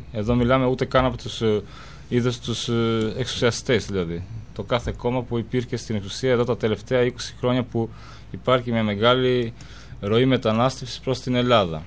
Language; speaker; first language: Greek; non-native, fluent; Albanian